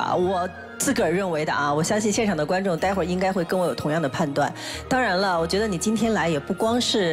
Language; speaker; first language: Chinese; native; Chinese